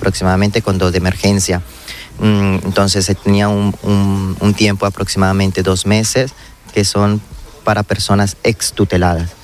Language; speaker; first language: Spanish; native; Spanish